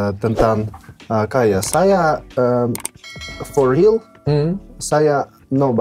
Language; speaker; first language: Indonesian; non-native, learner; Russian